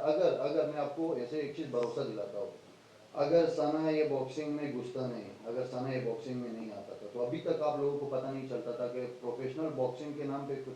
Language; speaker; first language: Hindi; non-native, fluent; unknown